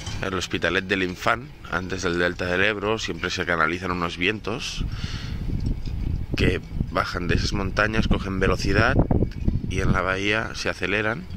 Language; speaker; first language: Spanish; native; Spanish